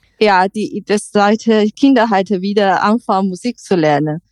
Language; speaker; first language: German; non-native, learner; Chinese